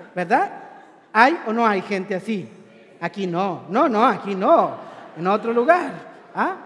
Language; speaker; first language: Spanish; native; Spanish